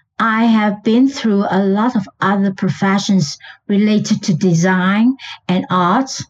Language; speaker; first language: English; non-native, local second language; Chinese